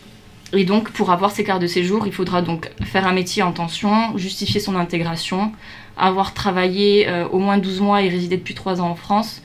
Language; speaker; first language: French; native; French